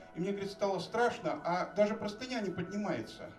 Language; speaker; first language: Russian; native; Russian